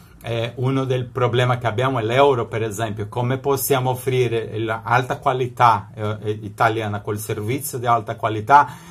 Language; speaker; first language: Italian; non-native, fluent; Spanish